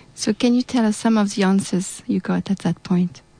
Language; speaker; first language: English; native; English